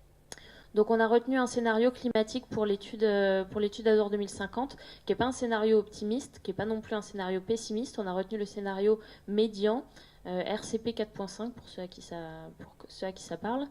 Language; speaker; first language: French; native; French